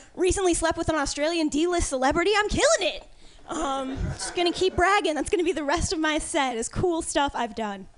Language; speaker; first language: English; native; English